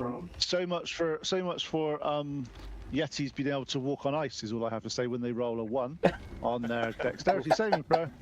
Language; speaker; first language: English; native; English